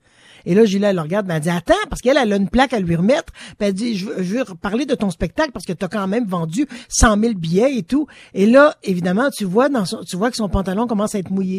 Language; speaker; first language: French; native; French